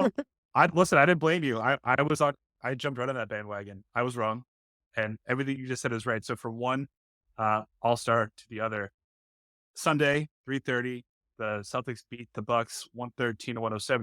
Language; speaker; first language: English; native; English